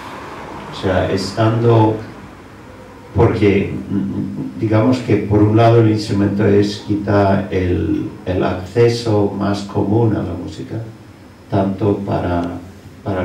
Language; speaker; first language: Spanish; non-native, fluent; English